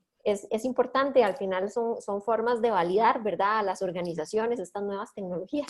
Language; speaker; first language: Spanish; native; Spanish